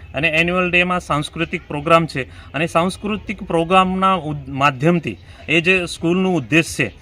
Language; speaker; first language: Gujarati; non-native, local second language; Marathi